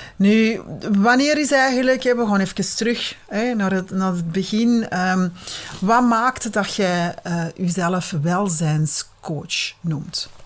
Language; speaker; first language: Dutch; native; Dutch